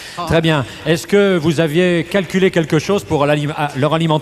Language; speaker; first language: French; native; French